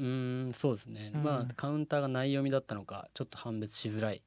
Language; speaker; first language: Japanese; native; Japanese